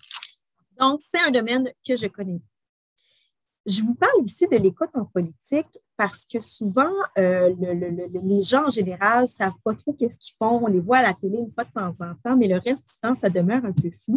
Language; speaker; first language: French; native; French